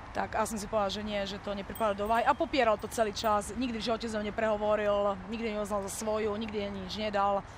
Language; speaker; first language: Slovak; native; Slovak